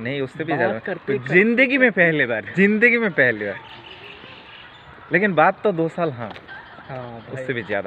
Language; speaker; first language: Hindi; native; Hindi